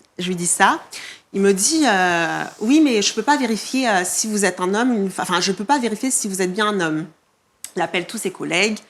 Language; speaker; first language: French; non-native, local second language; Malagasy